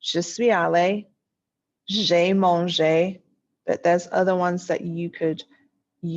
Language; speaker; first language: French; non-native, fluent; English